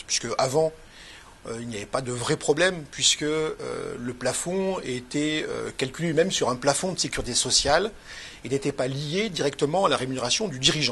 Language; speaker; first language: French; native; French